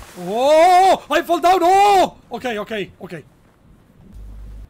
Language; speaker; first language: English; non-native, learner; Italian